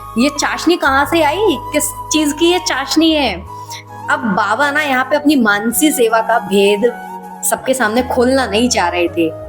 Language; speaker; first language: Hindi; native; Hindi